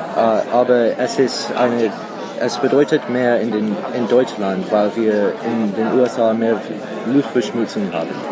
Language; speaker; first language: German; non-native, learner; English